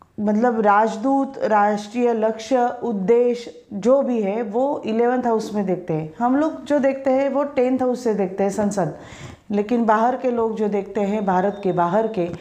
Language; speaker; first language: Hindi; non-native, local second language; Marathi